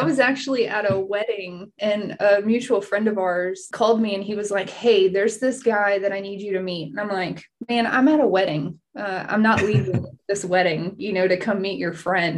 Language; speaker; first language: English; native; English